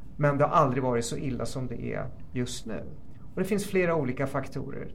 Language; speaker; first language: Swedish; early bilingual, other home language; Persian